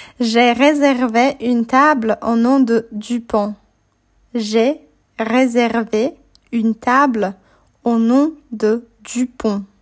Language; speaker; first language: French; non-native, fluent; Polish